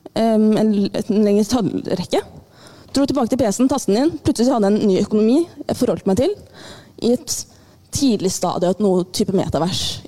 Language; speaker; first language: Norwegian; early bilingual, other home language; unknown